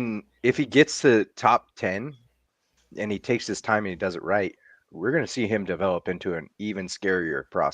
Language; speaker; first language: English; native; English